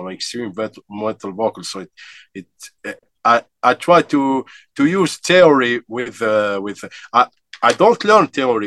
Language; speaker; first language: English; non-native, fluent; Arabic